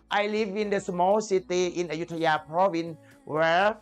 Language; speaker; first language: English; non-native, fluent; Thai